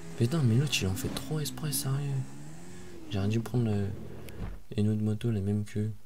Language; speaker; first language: French; native; French